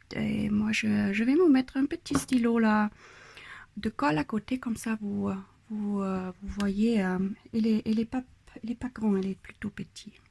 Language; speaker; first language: French; non-native, fluent; German